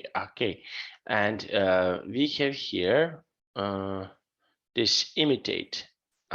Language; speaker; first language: English; non-native, fluent; Serbian